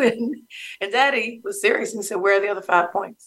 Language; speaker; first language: English; native; English